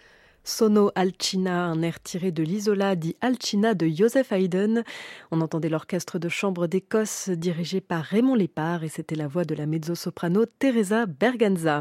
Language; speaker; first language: French; native; French